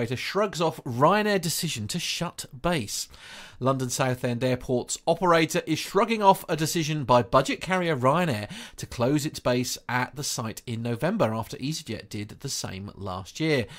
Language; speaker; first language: English; native; English